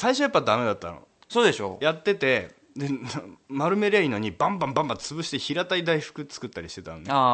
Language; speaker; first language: Japanese; native; Japanese